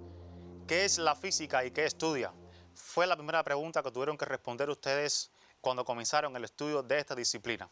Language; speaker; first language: Spanish; native; Spanish